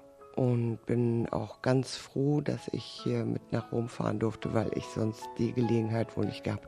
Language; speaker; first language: German; native; German